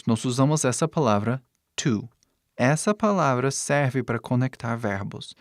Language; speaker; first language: Portuguese; non-native, fluent; English